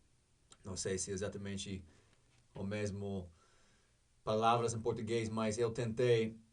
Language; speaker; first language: Portuguese; non-native, learner; English